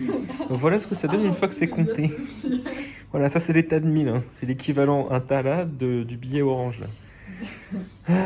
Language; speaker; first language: French; native; French